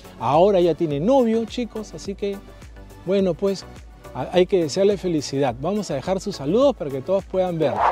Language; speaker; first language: Spanish; native; Spanish